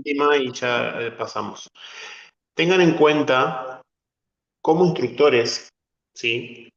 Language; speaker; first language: Spanish; native; Spanish